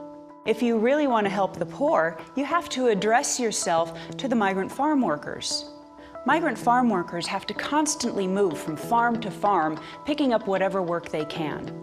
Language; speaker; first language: English; native; English